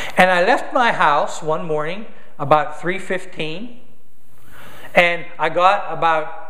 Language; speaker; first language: English; native; English